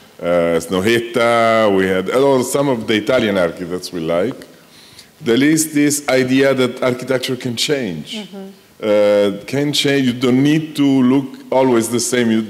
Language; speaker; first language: English; non-native, fluent; Italian